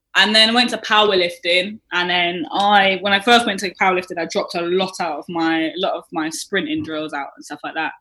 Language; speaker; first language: English; native; English